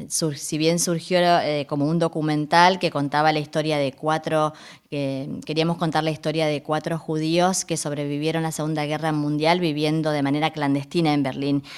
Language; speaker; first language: Spanish; native; Spanish